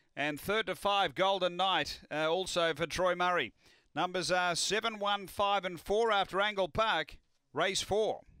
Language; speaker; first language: English; native; English